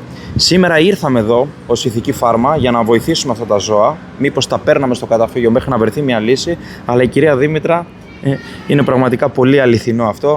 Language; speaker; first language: Greek; native; Greek